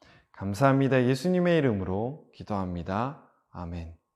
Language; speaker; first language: Korean; native; Korean